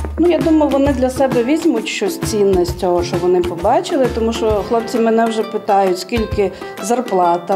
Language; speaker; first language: Ukrainian; native; Ukrainian